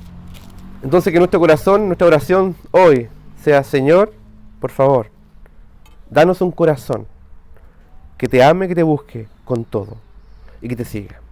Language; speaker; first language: Spanish; native; Spanish